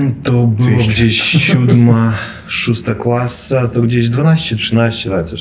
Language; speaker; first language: Polish; non-native, fluent; Russian